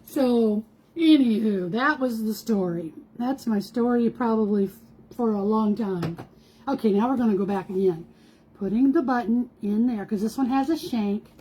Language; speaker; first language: English; native; English